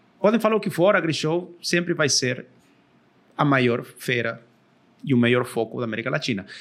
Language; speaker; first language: Portuguese; non-native, fluent; Spanish